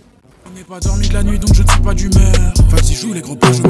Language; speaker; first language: French; native; French